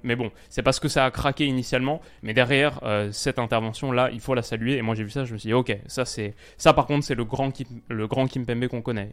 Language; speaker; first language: French; native; French